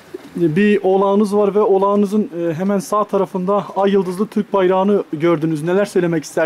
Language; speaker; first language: Turkish; native; Turkish